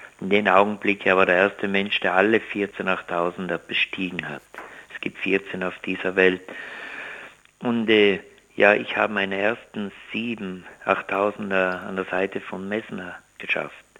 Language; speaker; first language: German; native; German